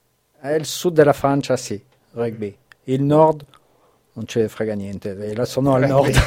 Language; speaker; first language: Italian; non-native, fluent; French